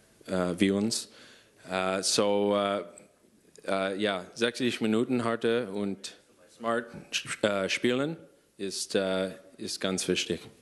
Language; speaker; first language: German; non-native, learner; English